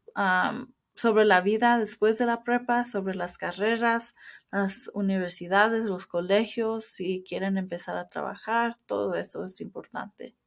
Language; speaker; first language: Spanish; early bilingual, heritage; Spanish